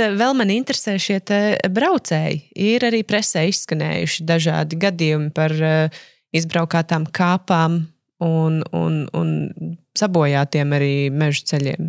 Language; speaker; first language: Latvian; native; Latvian